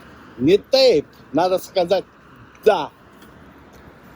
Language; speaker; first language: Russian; non-native, fluent; Lithuanian